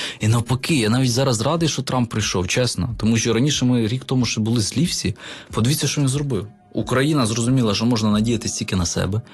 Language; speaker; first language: Ukrainian; native; Ukrainian